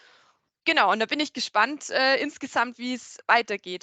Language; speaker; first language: German; native; German